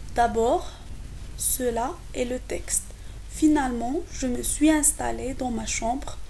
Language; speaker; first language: French; non-native, local second language; Arabic